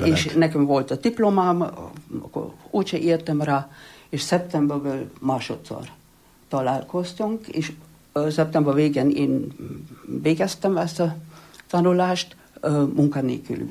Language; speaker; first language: Hungarian; non-native, fluent; German